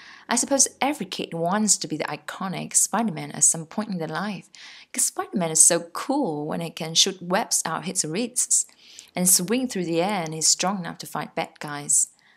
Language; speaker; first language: English; non-native, fluent; Vietnamese